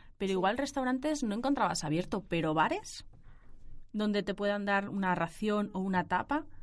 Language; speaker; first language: Spanish; native; Spanish